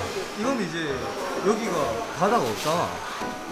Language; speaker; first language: Korean; native; Korean